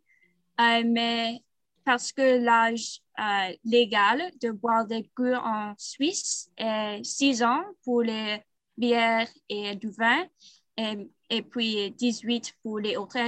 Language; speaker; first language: French; non-native, learner; English